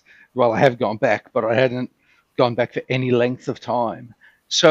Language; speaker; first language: English; native; English